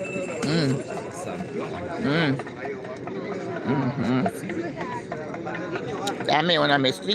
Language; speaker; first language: Spanish; non-native, learner; English